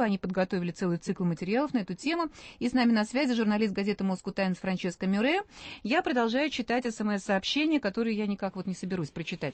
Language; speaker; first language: Russian; native; Russian